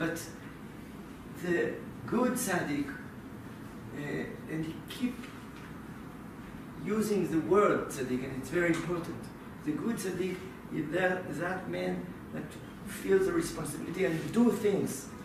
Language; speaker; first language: English; non-native, fluent; Hebrew